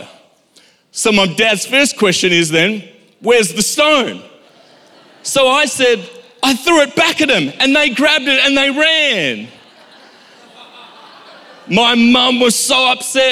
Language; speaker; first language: English; native; English